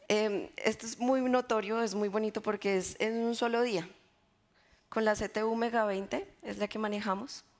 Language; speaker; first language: Spanish; native; Spanish